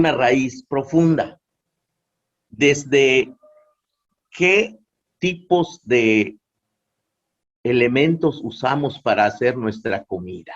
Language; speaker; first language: Spanish; non-native, local second language; Yucateco